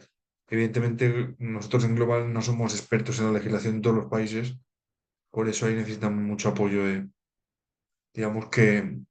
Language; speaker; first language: Spanish; native; Spanish